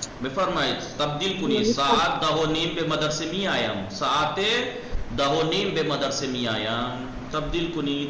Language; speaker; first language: Persian; non-native, fluent; Urdu